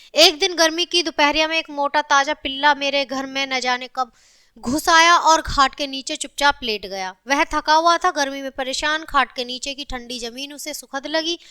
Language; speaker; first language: Hindi; native; Hindi